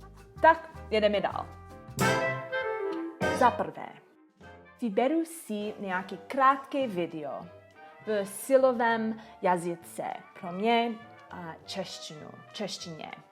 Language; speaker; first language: Czech; non-native, learner; English